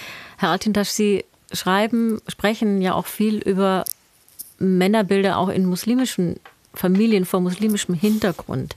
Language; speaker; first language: German; native; German